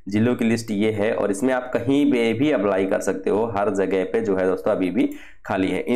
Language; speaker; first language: Hindi; native; Hindi